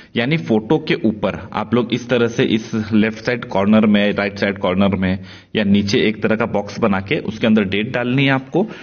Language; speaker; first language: Hindi; non-native, local second language; Marathi